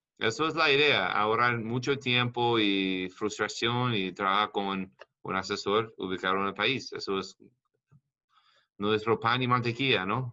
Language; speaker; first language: Spanish; non-native, learner; English